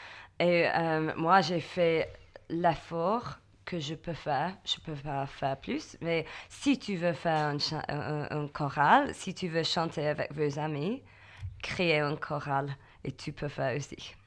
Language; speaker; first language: French; non-native, learner; English